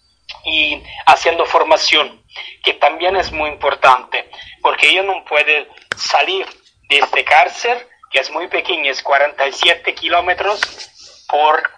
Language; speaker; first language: Spanish; non-native, fluent; Italian